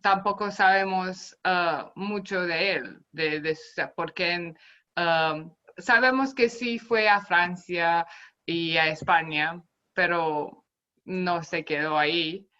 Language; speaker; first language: Spanish; non-native, fluent; Romanian